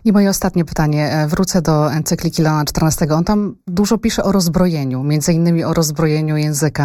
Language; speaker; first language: Polish; native; Polish